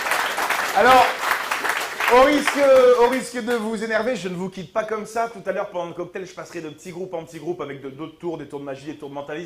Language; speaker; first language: French; native; French